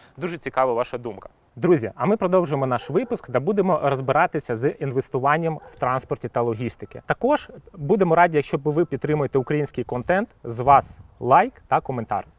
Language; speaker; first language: Ukrainian; non-native, local second language; Russian